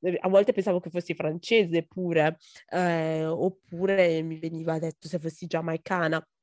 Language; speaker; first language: Italian; early bilingual, other home language; Akan